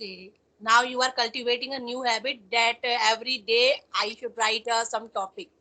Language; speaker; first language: English; non-native, local second language; Hindi